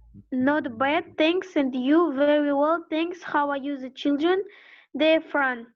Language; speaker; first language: English; non-native, learner; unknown